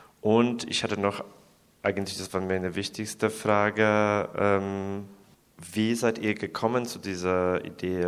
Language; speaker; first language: German; non-native, learner; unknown